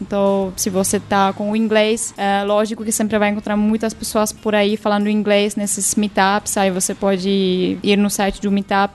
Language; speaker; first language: Portuguese; non-native, fluent; Czech